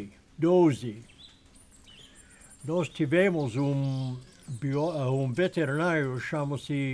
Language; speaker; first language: Portuguese; non-native, learner; English